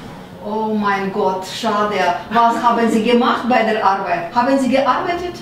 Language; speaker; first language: German; non-native, fluent; Russian